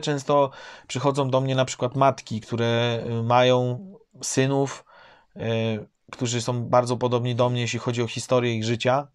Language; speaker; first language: Polish; native; Polish